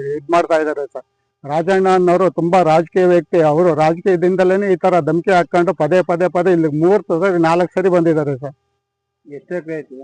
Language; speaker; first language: Kannada; native; Kannada